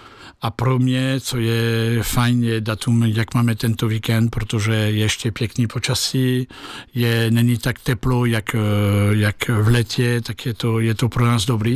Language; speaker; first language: Czech; non-native, fluent; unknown